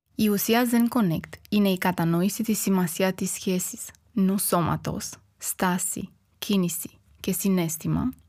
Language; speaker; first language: Greek; non-native, fluent; Romanian